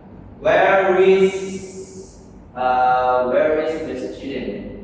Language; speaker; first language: English; non-native, local second language; Indonesian